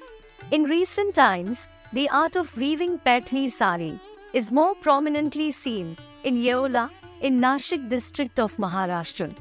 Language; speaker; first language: English; non-native, local second language; Marathi